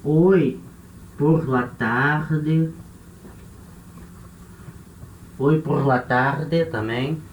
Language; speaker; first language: Spanish; non-native, fluent; Portuguese